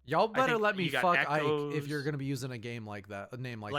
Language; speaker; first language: English; native; English